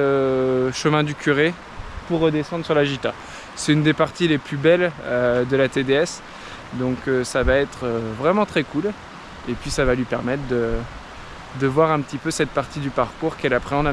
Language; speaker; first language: French; native; French